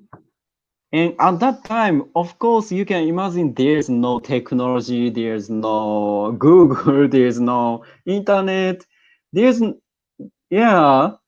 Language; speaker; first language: English; non-native, learner; Japanese